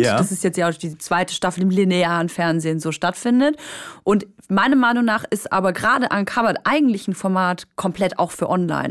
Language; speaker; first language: German; native; German